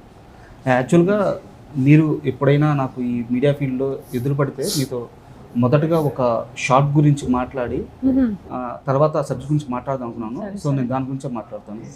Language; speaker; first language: Telugu; native; Telugu